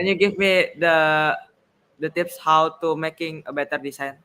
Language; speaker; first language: English; non-native, learner; Indonesian